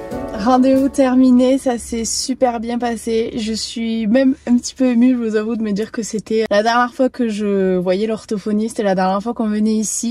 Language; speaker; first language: French; native; French